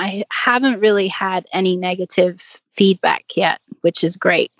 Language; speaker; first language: English; native; English